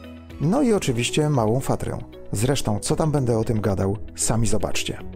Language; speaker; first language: Polish; native; Polish